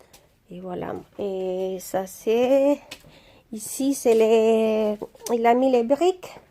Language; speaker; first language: French; non-native, learner; Spanish